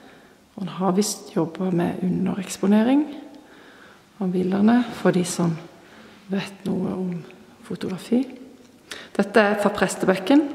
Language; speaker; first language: Norwegian; non-native, fluent; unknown